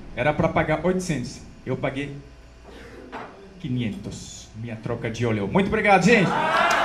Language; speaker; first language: Portuguese; non-native, fluent; French